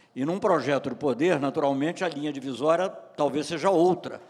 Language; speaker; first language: Portuguese; native; Portuguese